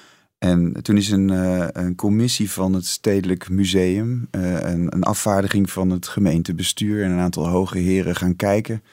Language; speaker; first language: Dutch; native; Dutch